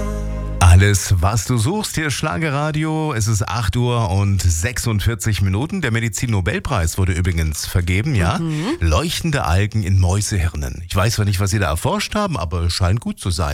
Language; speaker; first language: German; native; German